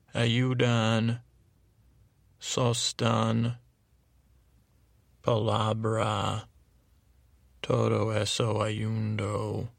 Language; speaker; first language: Spanish; non-native, learner; English